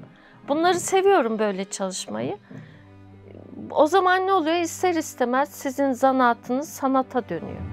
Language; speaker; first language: Turkish; native; Turkish